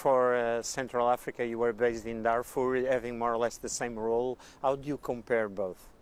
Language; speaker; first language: English; non-native, fluent; Portuguese